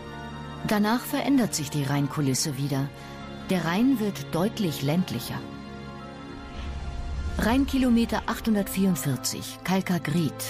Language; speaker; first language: German; native; German